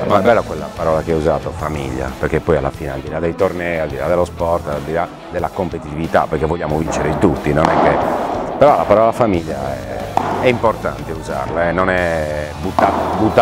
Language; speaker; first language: Italian; native; Italian